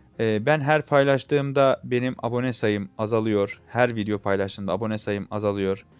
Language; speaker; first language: Turkish; native; Turkish